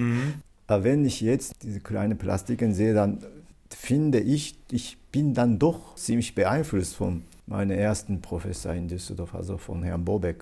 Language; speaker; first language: German; non-native, fluent; Japanese